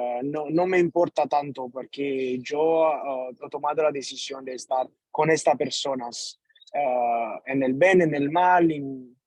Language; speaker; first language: Spanish; non-native, learner; Italian